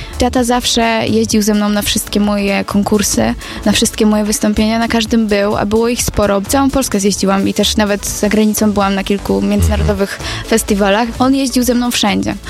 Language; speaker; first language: Polish; native; Polish